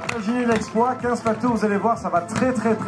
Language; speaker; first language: French; native; French